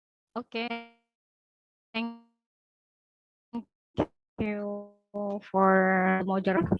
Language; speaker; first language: English; non-native, learner; Indonesian